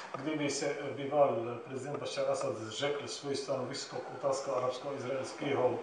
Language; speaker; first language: Czech; non-native, fluent; Arabic